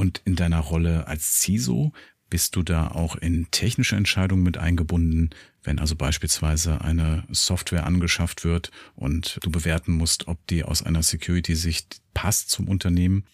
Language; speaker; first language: German; native; German